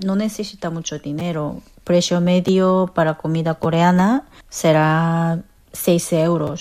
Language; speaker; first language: Spanish; non-native, fluent; Korean